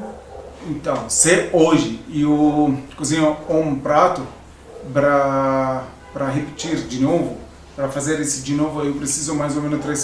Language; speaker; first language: Portuguese; non-native, learner; Arabic